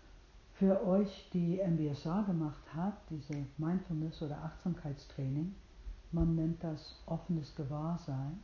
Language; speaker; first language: German; non-native, fluent; English